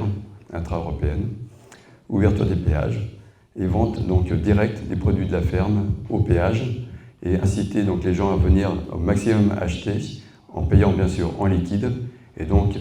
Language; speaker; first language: French; native; French